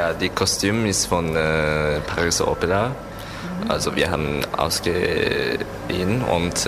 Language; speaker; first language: German; non-native, learner; Japanese